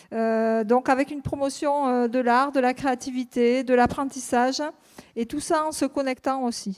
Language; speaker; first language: French; native; French